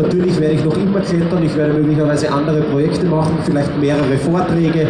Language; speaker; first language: German; native; German